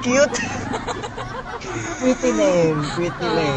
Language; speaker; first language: English; non-native, local second language; Filipino